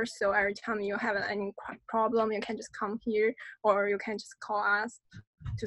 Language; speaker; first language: English; non-native, fluent; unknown